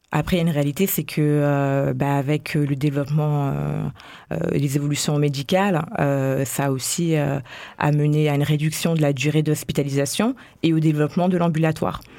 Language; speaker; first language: French; native; French